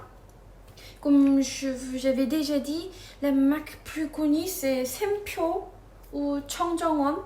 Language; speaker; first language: French; non-native, fluent; Korean